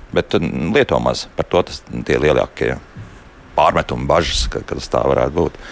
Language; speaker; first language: Latvian; native; Latvian